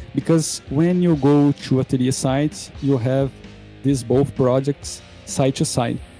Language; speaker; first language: English; non-native, fluent; Portuguese